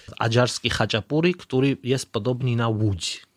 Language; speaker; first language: Polish; non-native, learner; Georgian